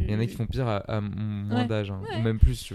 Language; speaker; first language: French; native; French